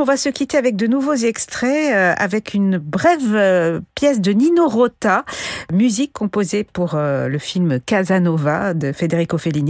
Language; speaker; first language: French; native; French